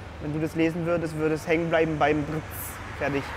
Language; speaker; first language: German; early bilingual, other home language; Polish